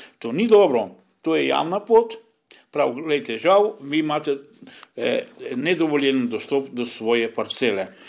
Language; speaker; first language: Slovenian; non-native, local second language; Romany